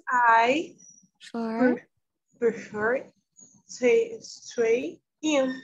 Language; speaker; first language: English; non-native, learner; Portuguese